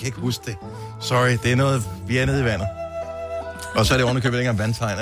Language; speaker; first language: Danish; native; Danish